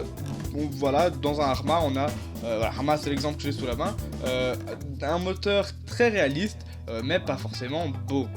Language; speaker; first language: French; native; French